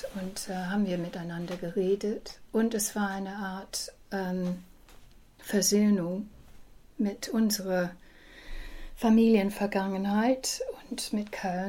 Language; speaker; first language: German; early bilingual, heritage; English